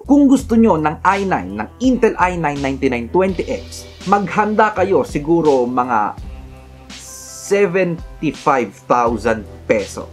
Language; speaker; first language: Filipino; native; Filipino